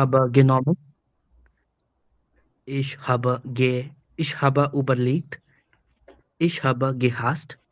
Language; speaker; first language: German; non-native, learner; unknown